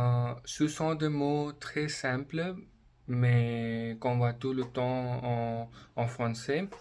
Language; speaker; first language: French; non-native, learner; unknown